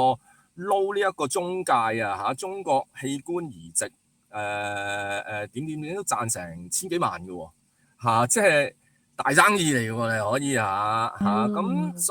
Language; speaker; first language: Cantonese; native; Cantonese